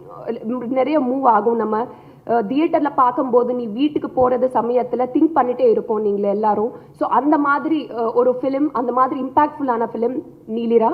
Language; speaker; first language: Tamil; non-native, learner; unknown